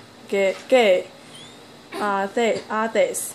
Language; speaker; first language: Spanish; non-native, learner; Chinese